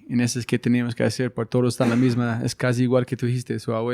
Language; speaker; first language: Spanish; non-native, fluent; English